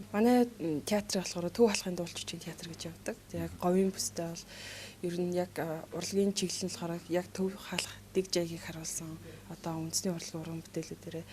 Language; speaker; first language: Mongolian; native; Mongolian